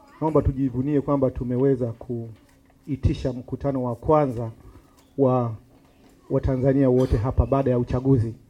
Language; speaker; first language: Swahili; native; Swahili